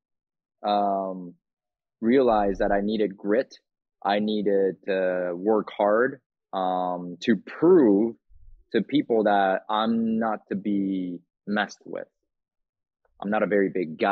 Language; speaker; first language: English; early bilingual, other home language; Chinese